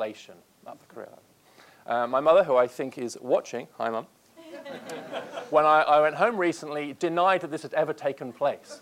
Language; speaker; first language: English; native; English